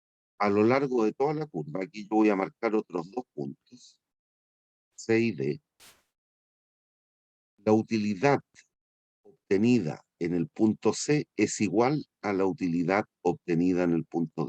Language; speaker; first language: Spanish; native; Spanish